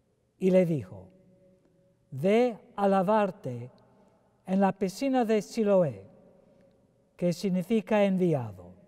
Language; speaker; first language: Spanish; non-native, fluent; English